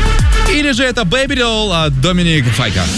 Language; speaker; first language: Russian; native; Russian